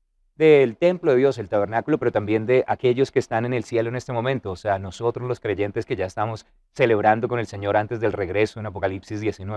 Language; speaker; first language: Spanish; native; Spanish